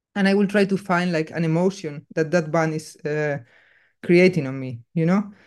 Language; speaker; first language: English; non-native, fluent; Spanish